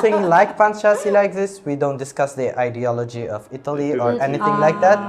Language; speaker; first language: English; non-native, fluent; Italian